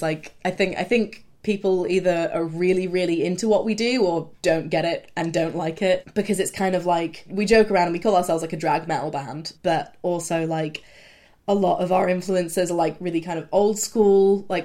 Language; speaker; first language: English; native; English